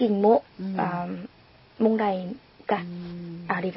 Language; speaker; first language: Japanese; non-native, learner; Lao